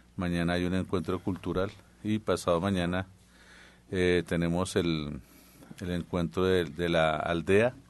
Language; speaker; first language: Spanish; native; Spanish